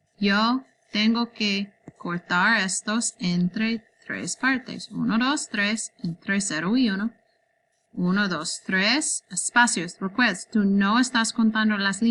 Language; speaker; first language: Spanish; non-native, learner; English